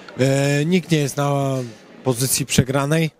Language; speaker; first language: Polish; native; Polish